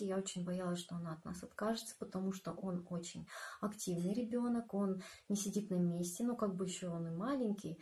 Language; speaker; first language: Russian; native; Russian